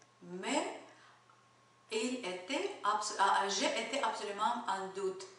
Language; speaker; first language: French; non-native, learner; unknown